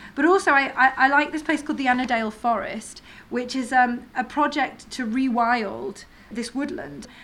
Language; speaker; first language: English; native; English